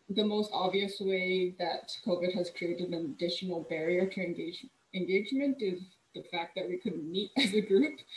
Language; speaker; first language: English; native; English